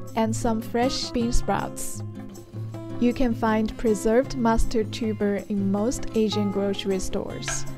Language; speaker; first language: English; non-native, fluent; Chinese